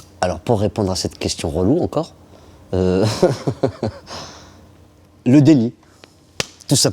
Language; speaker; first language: French; early bilingual, other home language; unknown